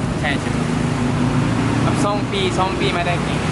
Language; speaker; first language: Thai; non-native, learner; Japanese